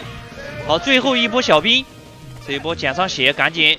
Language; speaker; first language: Chinese; native; Chinese